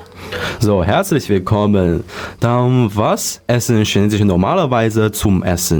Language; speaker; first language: German; non-native, learner; Chinese